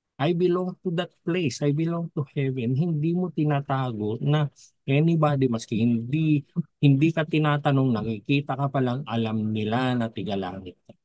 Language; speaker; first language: Filipino; non-native, local second language; Iloko